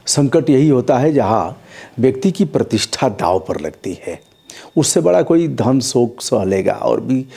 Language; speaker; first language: Hindi; native; Hindi